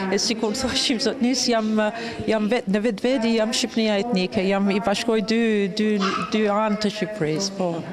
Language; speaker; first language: Albanian; early bilingual, heritage; Albanian